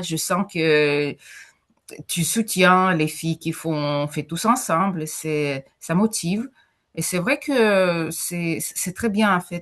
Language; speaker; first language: French; non-native, fluent; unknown